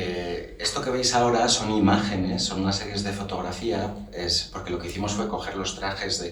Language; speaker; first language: Spanish; native; Spanish